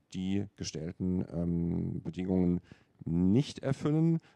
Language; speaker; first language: German; native; German